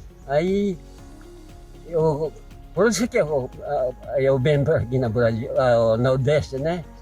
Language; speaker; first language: Portuguese; non-native, learner; Japanese